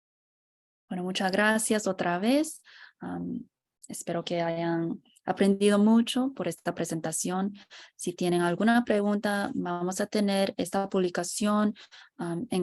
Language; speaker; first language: Spanish; non-native, fluent; English